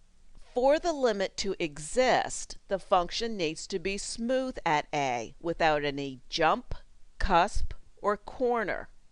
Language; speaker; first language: English; native; English